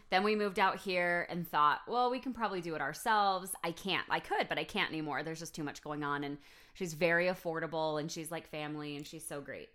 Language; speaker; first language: English; native; English